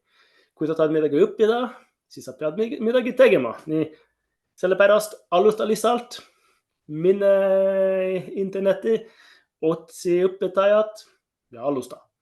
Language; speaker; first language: Estonian; non-native, fluent; Norwegian